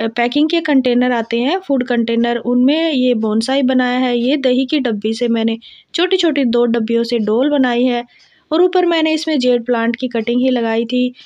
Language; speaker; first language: Hindi; native; Hindi